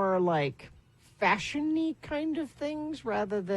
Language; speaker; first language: English; native; English